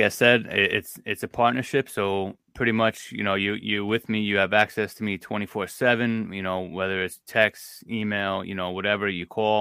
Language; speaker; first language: English; native; English